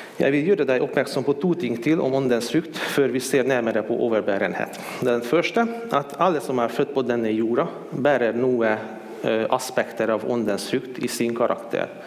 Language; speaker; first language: Swedish; non-native, fluent; Hungarian